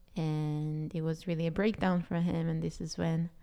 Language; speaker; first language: English; non-native, fluent; Hebrew